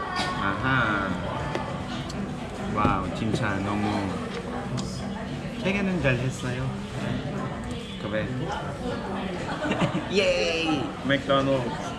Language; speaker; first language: Korean; non-native, learner; English